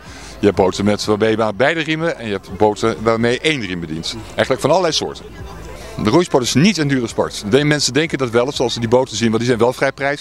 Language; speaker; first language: Dutch; native; Dutch